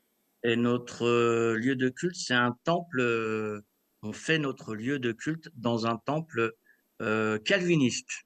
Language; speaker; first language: French; early bilingual, other home language; Kabyle